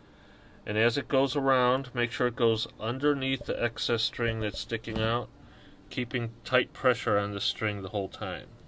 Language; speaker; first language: English; native; English